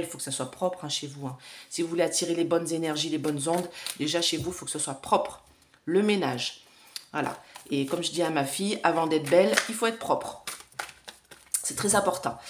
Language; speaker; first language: French; native; French